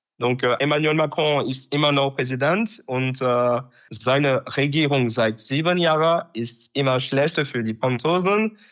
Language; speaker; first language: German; non-native, learner; French